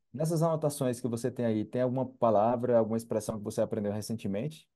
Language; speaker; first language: Portuguese; native; Portuguese